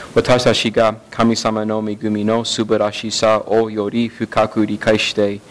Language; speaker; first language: Japanese; non-native, learner; English